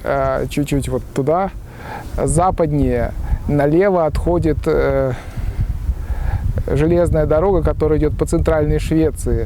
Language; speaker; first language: Russian; native; Russian